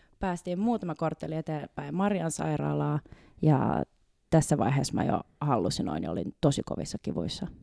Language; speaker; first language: Finnish; native; Finnish